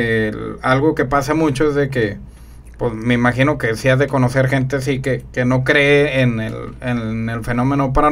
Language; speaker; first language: Spanish; native; Spanish